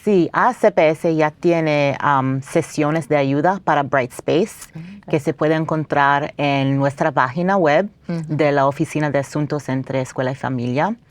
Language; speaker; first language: Spanish; non-native, fluent; English